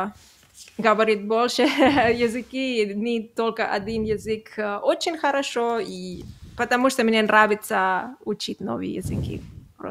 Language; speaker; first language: Russian; non-native, learner; Catalan